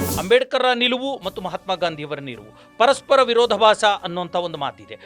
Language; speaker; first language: Kannada; non-native, local second language; Urdu